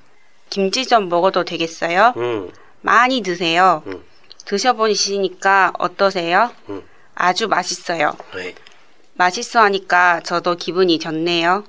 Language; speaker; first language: Korean; non-native, learner; Japanese